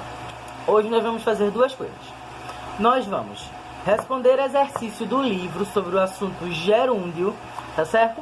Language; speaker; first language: Portuguese; native; Portuguese